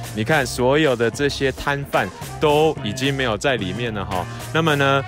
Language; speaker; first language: Chinese; early bilingual, heritage; Chinese